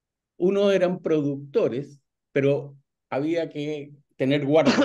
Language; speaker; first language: Spanish; native; Spanish